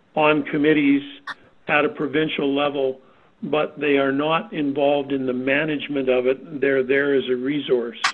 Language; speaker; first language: English; native; English